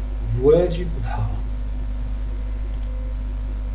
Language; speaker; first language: German; non-native, learner; Arabic